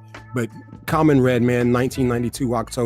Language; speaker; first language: English; native; English